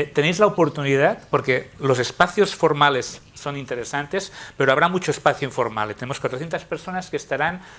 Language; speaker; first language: Spanish; non-native, local second language; Catalan